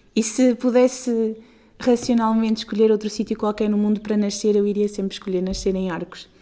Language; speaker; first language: Portuguese; native; Portuguese